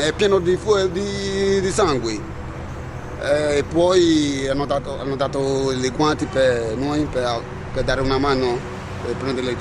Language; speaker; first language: Italian; non-native, learner; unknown